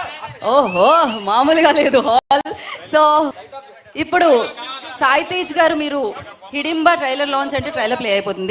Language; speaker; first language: Telugu; native; Telugu